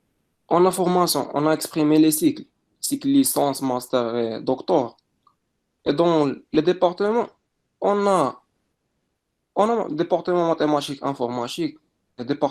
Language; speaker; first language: French; non-native, local second language; Arabic